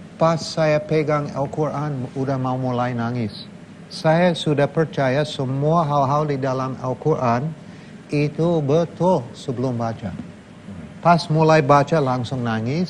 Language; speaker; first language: Indonesian; non-native, learner; English